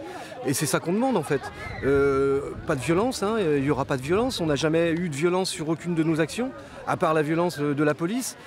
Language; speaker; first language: French; native; French